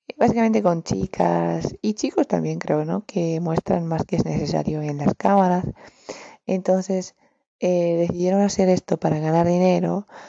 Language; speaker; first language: Spanish; non-native, fluent; Romanian